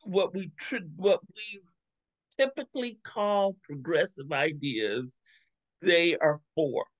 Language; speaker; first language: English; native; English